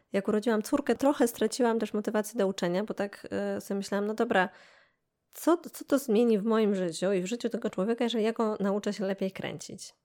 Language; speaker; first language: Polish; native; Polish